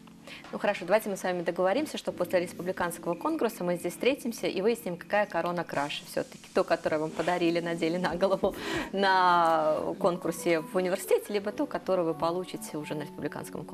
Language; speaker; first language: Russian; native; Russian